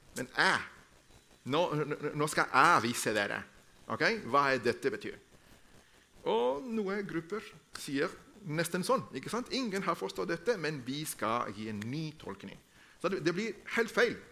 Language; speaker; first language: Norwegian; non-native, fluent; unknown